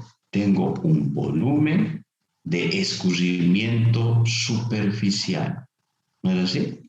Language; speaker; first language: Spanish; native; Spanish